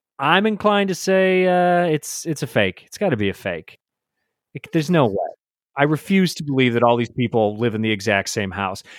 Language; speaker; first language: English; native; English